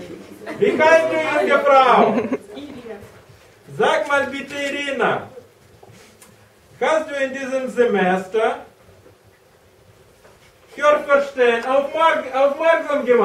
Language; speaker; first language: German; non-native, learner; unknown